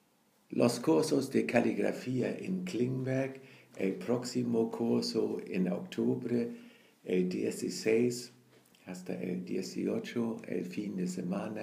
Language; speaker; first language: Spanish; non-native, learner; German